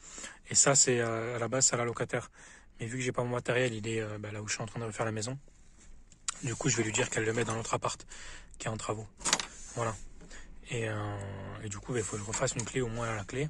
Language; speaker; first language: French; native; French